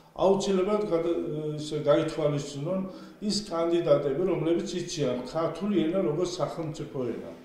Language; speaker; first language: Georgian; non-native, local second language; Azerbaijani